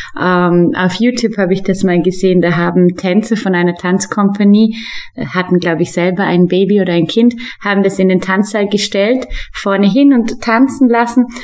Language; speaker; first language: German; native; German